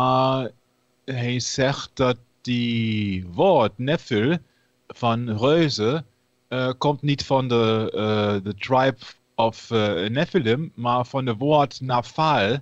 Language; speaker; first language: Dutch; non-native, learner; German